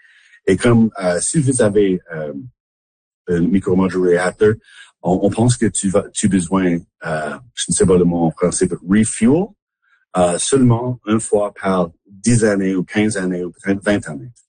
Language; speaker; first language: French; non-native, local second language; English